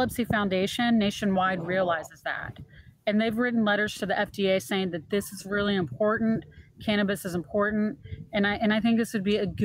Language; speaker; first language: English; native; English